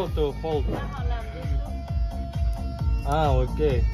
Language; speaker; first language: English; non-native, fluent; Russian